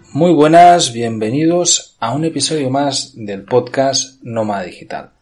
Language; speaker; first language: Spanish; native; Spanish